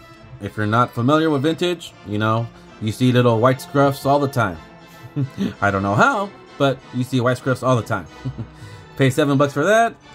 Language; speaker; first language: English; native; English